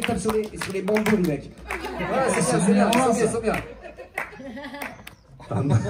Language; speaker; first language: French; native; French